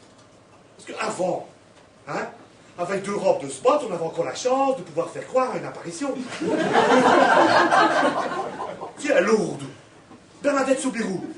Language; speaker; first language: French; native; French